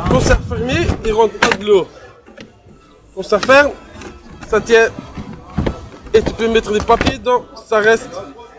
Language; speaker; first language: French; non-native, learner; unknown